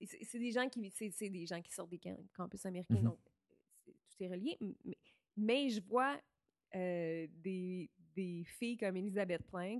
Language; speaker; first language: French; native; French